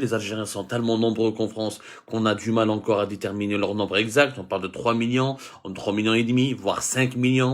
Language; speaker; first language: French; non-native, local second language; Arabic